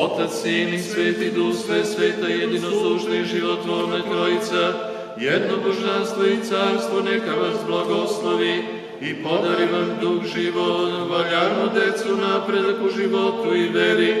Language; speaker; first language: Bosnian; native; Bosnian